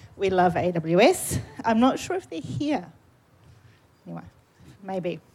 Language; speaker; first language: English; native; English